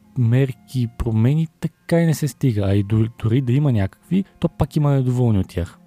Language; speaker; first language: Bulgarian; native; Bulgarian